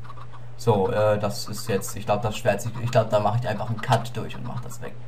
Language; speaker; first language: German; native; German